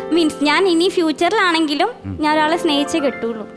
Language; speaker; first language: Malayalam; native; Malayalam